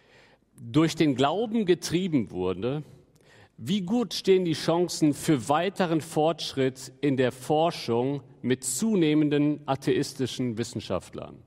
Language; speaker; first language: German; native; German